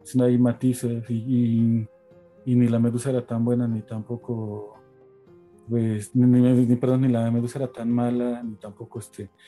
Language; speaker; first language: Spanish; native; Spanish